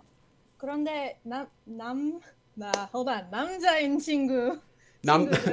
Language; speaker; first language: Korean; non-native, learner; English